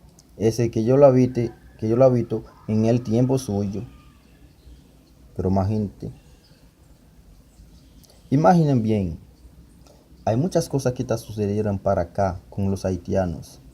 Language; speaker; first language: Spanish; non-native, learner; Haitian Creole